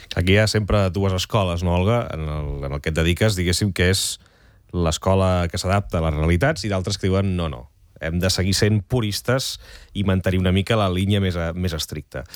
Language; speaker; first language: Catalan; native; Catalan